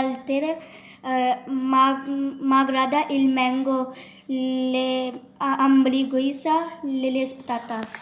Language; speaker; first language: Catalan; non-native, learner; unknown